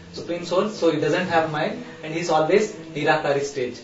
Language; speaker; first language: English; non-native, local second language; Hindi